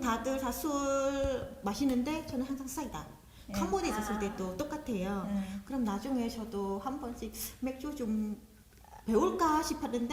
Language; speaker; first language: Korean; non-native, fluent; Khmer